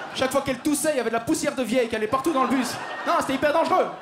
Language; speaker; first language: French; native; French